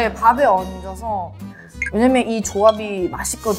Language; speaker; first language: Korean; non-native, fluent; Thai